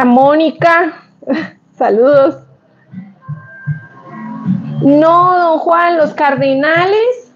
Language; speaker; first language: Spanish; native; Spanish